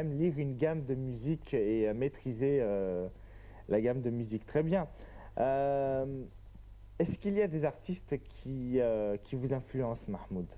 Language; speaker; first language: French; native; French